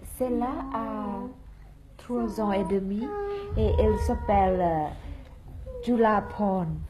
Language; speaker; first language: French; non-native, fluent; Thai